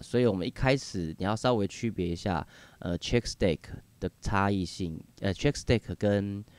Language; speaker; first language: Chinese; native; Chinese